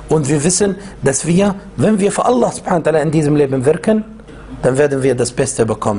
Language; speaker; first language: German; non-native, fluent; Arabic